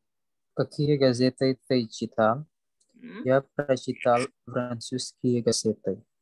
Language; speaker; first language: Russian; non-native, learner; Indonesian